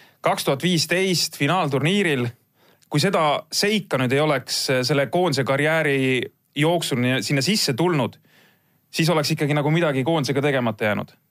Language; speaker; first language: Estonian; native; Estonian